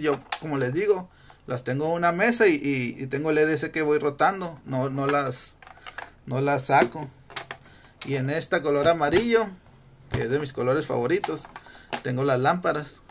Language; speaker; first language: Spanish; native; Spanish